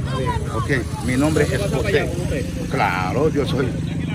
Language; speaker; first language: Spanish; non-native, fluent; Haitian Creole